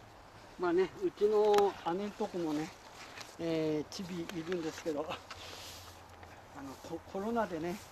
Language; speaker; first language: Japanese; native; Japanese